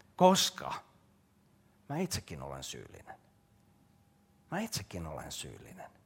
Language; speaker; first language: Finnish; native; Finnish